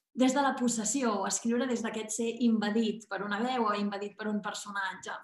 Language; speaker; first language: Catalan; native; Catalan